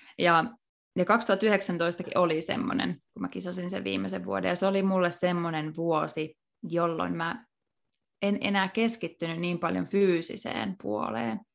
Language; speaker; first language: Finnish; native; Finnish